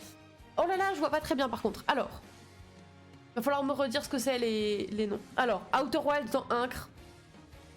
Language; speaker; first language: French; native; French